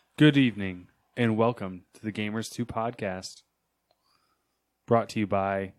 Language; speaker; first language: English; native; English